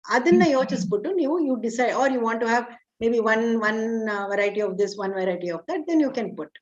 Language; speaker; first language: English; non-native, local second language; Kannada